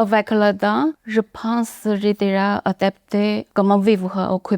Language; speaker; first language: French; non-native, learner; Chinese